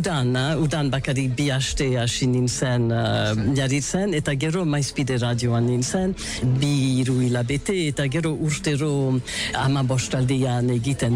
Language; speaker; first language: Basque; non-native, learner; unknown